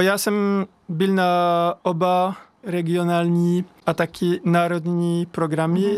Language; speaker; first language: Czech; non-native, learner; French